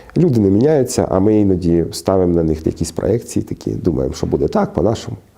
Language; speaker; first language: Ukrainian; non-native, local second language; Russian